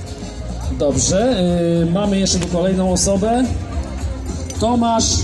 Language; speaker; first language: Polish; native; Polish